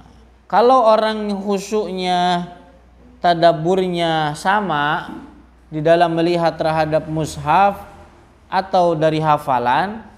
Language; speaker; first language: Indonesian; native; Indonesian